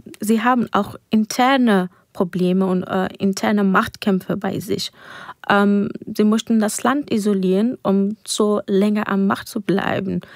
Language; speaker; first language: German; non-native, fluent; Persian